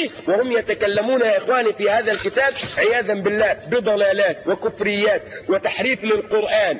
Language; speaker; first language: Arabic; native; Arabic